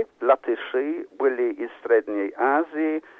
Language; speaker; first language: Russian; non-native, fluent; English